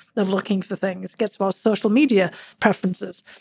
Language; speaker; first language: English; native; English